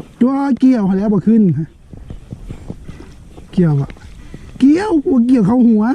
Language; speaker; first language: Thai; non-native, local second language; Northeastern Thai